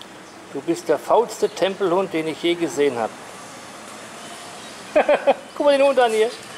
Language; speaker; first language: German; native; German